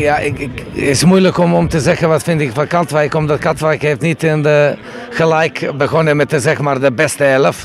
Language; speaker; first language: Dutch; non-native, fluent; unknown